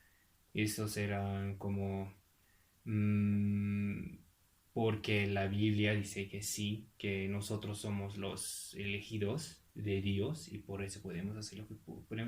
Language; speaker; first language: Spanish; non-native, fluent; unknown